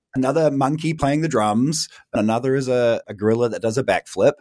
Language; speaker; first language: English; native; English